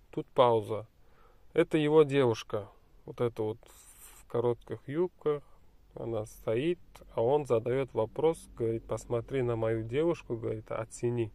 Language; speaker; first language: Russian; non-native, fluent; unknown